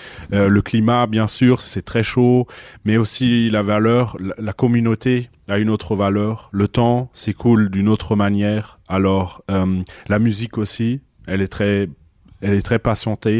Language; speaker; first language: French; non-native, fluent; German